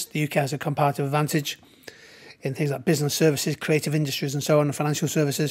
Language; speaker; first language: English; native; English